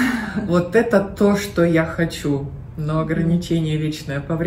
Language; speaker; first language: Russian; native; Russian